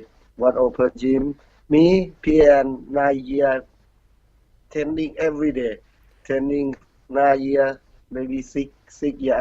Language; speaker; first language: English; non-native, learner; Thai